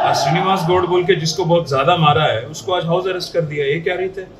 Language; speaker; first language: Hindi; non-native, local second language; Telugu